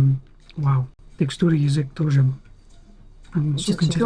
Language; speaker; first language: Russian; non-native, learner; English